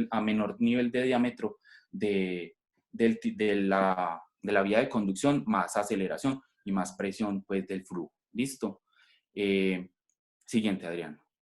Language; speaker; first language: Spanish; native; Spanish